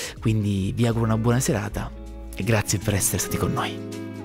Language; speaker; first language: Italian; native; Italian